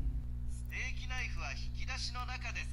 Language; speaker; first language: Japanese; non-native, learner; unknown